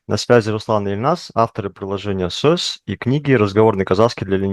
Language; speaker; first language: Russian; native; Russian